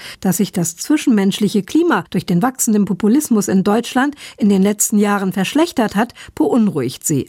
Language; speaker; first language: German; native; German